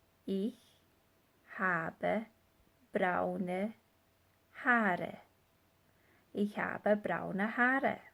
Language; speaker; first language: German; non-native, fluent; English